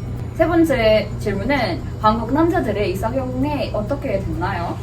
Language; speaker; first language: Korean; non-native, learner; Indonesian